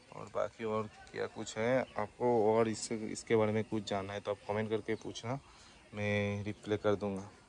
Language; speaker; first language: Hindi; non-native, local second language; Bangla